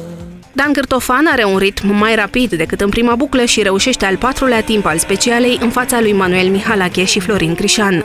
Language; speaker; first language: Romanian; native; Romanian